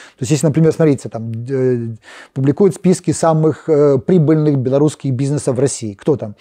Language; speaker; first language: Russian; non-native, local second language; Polish